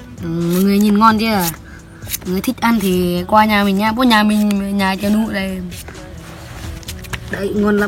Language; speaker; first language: Vietnamese; non-native, local second language; Jarai